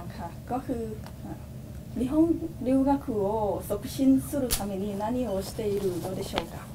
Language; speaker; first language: Japanese; non-native, learner; Thai